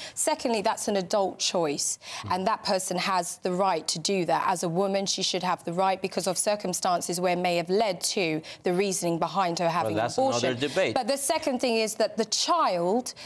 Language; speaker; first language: English; native; English